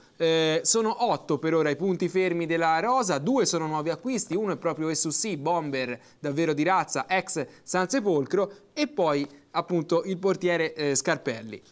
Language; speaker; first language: Italian; native; Italian